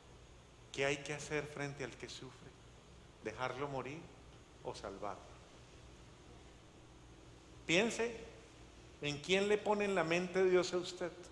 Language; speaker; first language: Spanish; native; Spanish